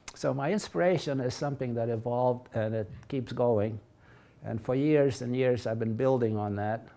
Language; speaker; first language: English; early bilingual, other home language; Latvian